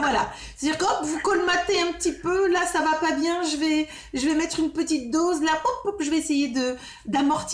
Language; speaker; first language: French; native; French